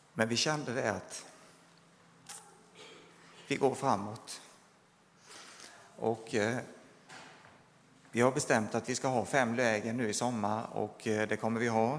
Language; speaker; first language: Swedish; native; Swedish